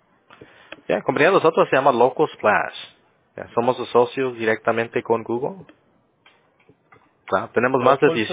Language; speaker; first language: Spanish; early bilingual, heritage; English